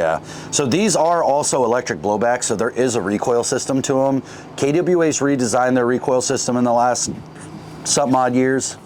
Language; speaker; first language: English; native; English